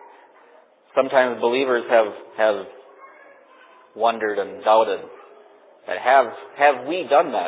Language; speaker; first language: English; native; English